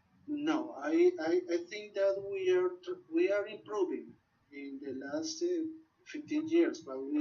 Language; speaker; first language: English; non-native, learner; Spanish